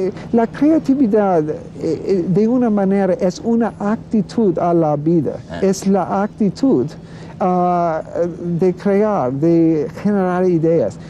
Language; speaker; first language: Spanish; non-native, fluent; English